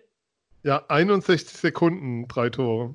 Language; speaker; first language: German; native; German